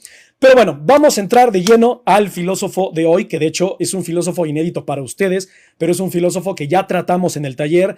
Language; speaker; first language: Spanish; native; Spanish